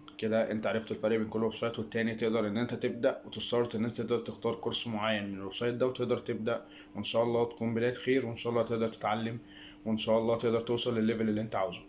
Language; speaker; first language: Arabic; native; Arabic